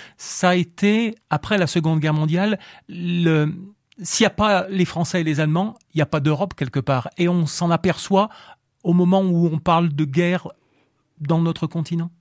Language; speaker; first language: French; native; French